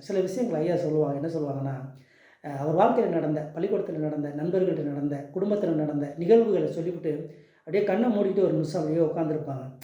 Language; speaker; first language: Tamil; native; Tamil